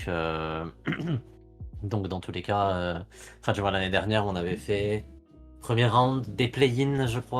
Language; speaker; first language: French; native; French